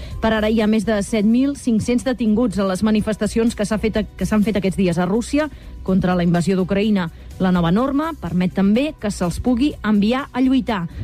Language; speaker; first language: Catalan; native; Catalan